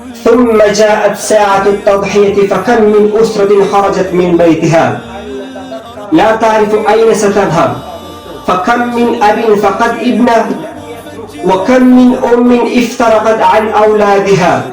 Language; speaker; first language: Arabic; non-native, learner; Urdu